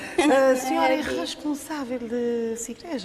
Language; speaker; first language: Portuguese; non-native, local second language; Kabuverdianu